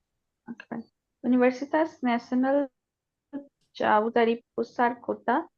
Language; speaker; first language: Indonesian; non-native, learner; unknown